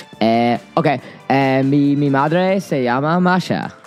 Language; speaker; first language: Spanish; non-native, learner; English